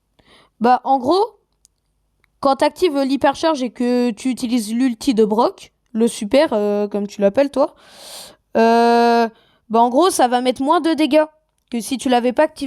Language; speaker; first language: French; native; French